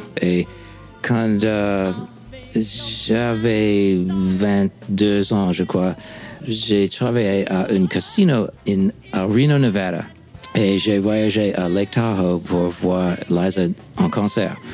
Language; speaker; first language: French; non-native, fluent; English